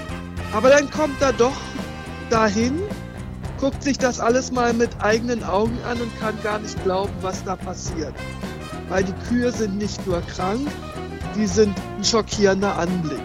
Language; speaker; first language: German; native; German